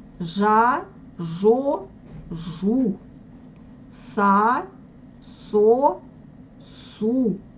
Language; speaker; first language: French; non-native, fluent; Russian